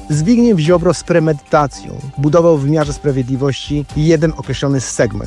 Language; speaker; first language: Polish; native; Polish